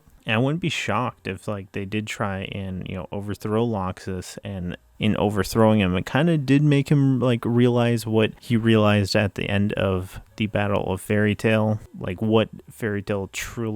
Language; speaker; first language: English; native; English